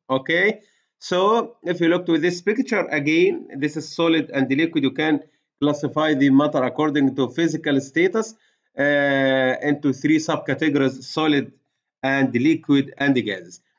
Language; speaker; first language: English; non-native, fluent; Arabic